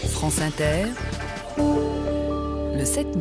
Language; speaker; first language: French; native; French